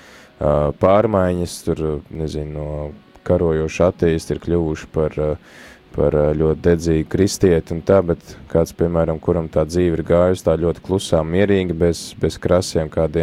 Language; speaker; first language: Latvian; native; Latvian